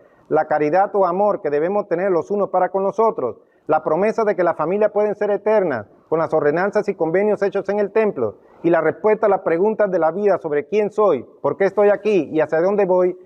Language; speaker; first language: Spanish; native; Spanish